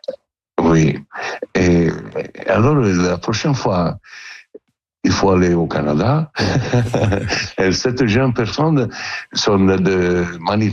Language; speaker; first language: French; non-native, learner; Italian